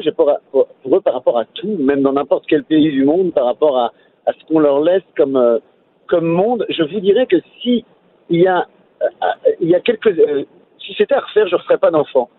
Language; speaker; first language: French; native; French